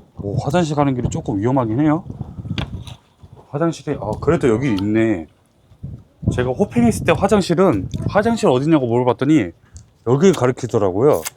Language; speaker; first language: Korean; native; Korean